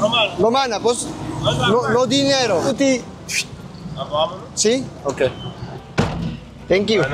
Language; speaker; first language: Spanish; non-native, learner; Georgian